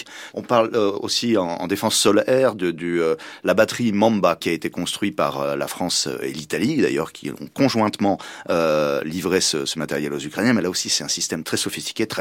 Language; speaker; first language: French; native; French